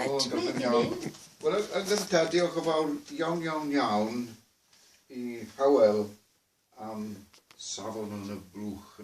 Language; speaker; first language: Welsh; non-native, fluent; English